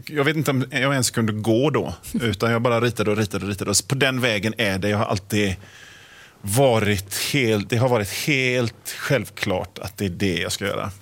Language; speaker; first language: Swedish; native; Swedish